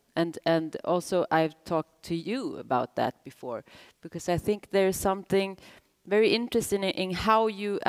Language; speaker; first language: English; non-native, fluent; Swedish